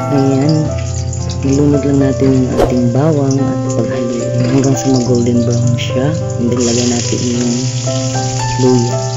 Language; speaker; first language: Filipino; non-native, local second language; Cebuano